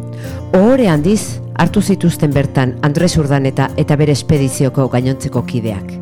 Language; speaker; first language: Basque; native; Basque